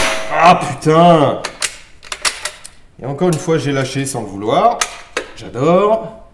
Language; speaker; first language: French; native; French